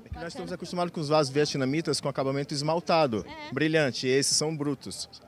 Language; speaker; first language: Portuguese; native; Portuguese